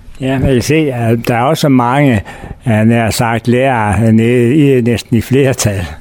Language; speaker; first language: Danish; native; Danish